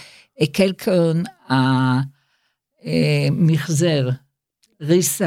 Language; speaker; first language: French; non-native, learner; Hebrew